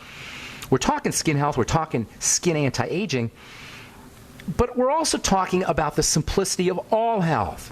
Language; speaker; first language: English; native; English